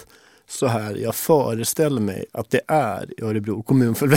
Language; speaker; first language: Swedish; native; Swedish